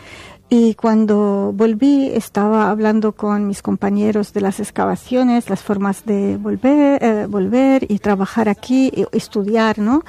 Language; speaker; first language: Spanish; non-native, fluent; Arabic